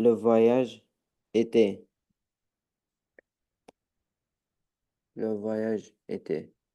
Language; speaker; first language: French; non-native, learner; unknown